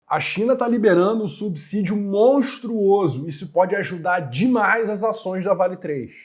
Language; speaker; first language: Portuguese; native; Portuguese